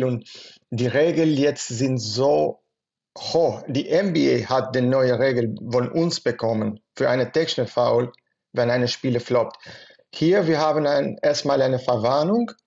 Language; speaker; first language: German; non-native, fluent; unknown